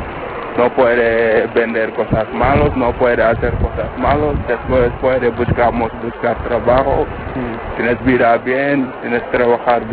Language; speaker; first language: Spanish; non-native, learner; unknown